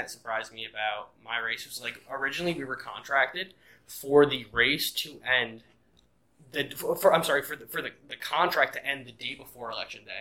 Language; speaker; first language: English; native; English